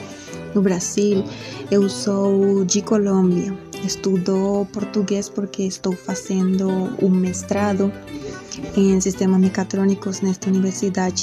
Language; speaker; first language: Portuguese; non-native, learner; Spanish